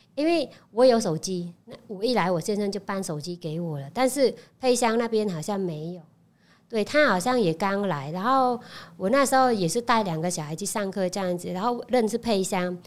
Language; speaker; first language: Chinese; non-native, fluent; Khmer